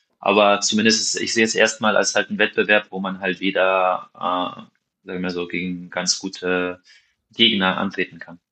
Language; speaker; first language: German; non-native, fluent; Slovenian